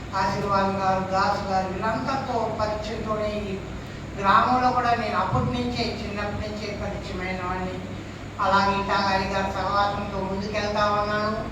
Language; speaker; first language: Telugu; non-native, local second language; Tamil